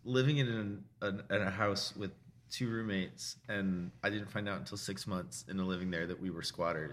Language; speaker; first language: English; native; English